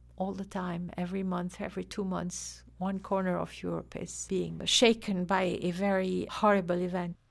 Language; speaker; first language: English; non-native, fluent; Arabic